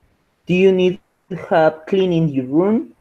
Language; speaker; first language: English; non-native, learner; Spanish